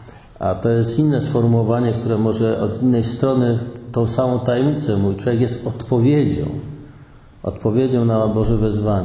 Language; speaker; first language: Polish; native; Polish